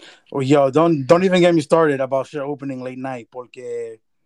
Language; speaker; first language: English; early bilingual, other home language; Spanish